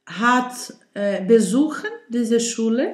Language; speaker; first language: German; non-native, learner; Portuguese